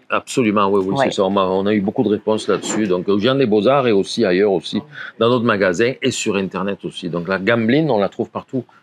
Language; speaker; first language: French; native; French